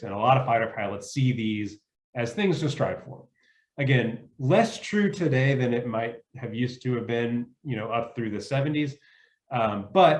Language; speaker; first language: English; native; English